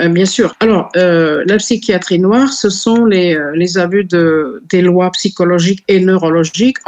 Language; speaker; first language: French; non-native, fluent; Serbian